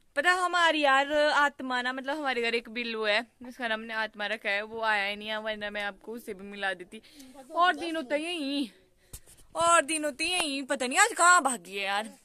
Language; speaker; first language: Hindi; non-native, local second language; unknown